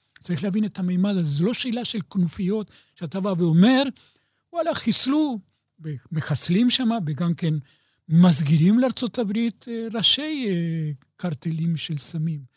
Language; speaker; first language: Hebrew; native; Hebrew